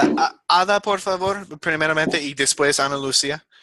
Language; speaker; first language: Spanish; non-native, fluent; English